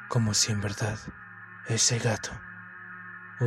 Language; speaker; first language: Spanish; native; Spanish